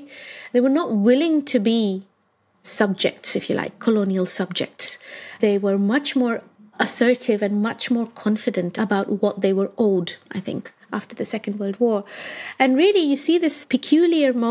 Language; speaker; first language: English; non-native, local second language; Bangla